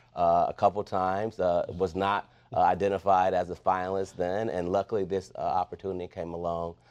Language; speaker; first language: English; native; English